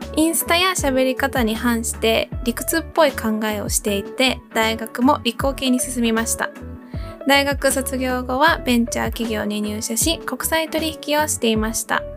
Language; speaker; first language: Japanese; early bilingual, heritage; Japanese